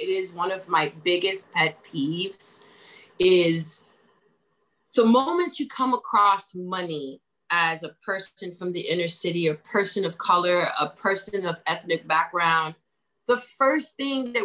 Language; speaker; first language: English; native; English